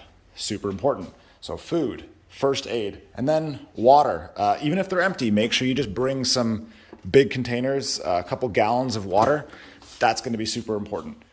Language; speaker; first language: English; native; English